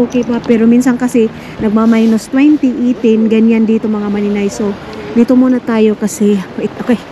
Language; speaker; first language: Filipino; non-native, local second language; Cebuano